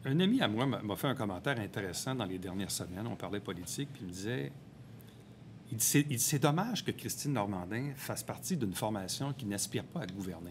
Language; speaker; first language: French; native; French